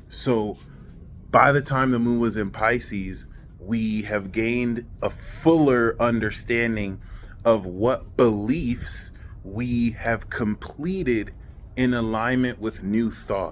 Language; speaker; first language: English; native; English